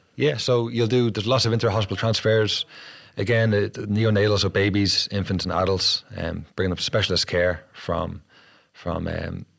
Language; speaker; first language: English; native; English